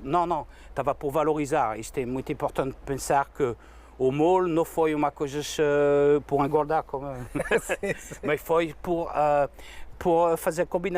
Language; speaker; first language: Portuguese; non-native, learner; French